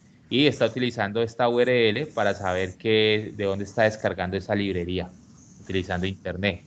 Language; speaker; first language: Spanish; native; Spanish